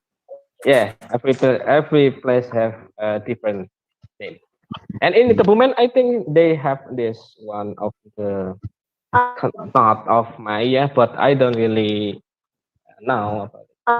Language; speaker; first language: English; non-native, learner; Indonesian